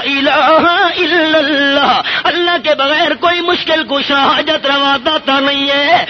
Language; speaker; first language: Urdu; non-native, local second language; Pashto